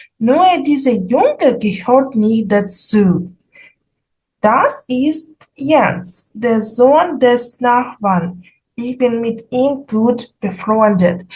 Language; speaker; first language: German; non-native, fluent; Ukrainian